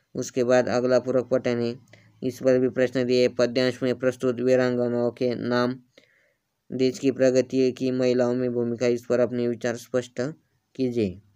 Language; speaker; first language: Hindi; non-native, local second language; Marathi